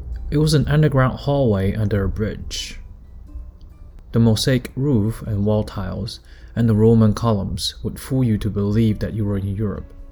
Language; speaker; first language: English; non-native, fluent; Chinese